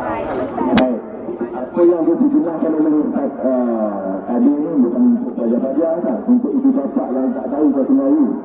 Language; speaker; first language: Malay; native; Malay